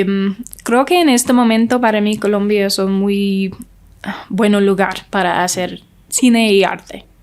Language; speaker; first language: Spanish; non-native, learner; English